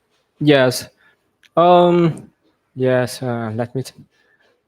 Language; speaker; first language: English; non-native, learner; Vietnamese